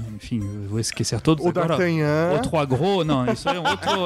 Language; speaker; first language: Portuguese; non-native, fluent; French